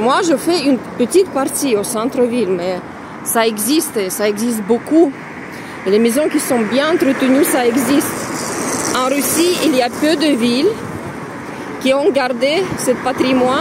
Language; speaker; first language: French; non-native, fluent; Russian